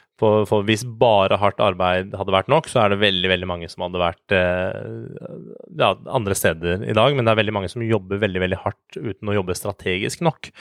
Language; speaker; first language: Norwegian; early bilingual, other home language; Persian